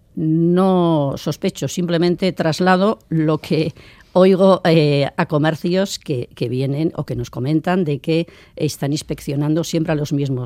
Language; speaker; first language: Spanish; native; Spanish